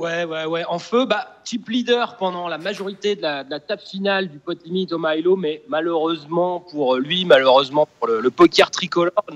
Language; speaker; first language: French; native; French